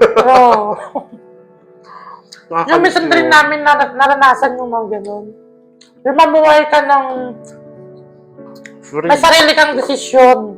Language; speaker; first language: Filipino; non-native, local second language; Iloko